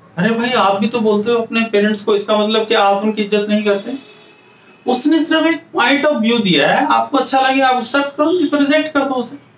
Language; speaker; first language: Hindi; native; Hindi